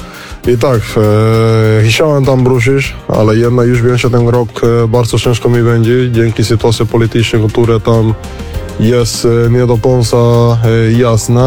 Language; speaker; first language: Polish; non-native, learner; Spanish